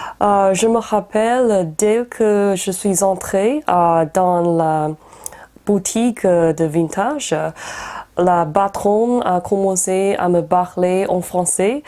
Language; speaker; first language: French; non-native, fluent; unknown